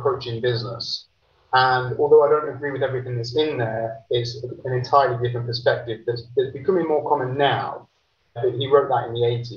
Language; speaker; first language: English; native; English